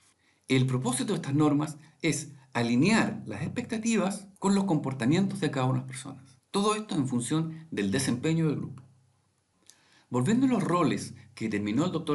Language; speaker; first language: Spanish; native; Spanish